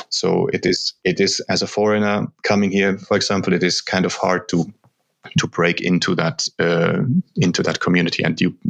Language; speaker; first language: English; non-native, fluent; German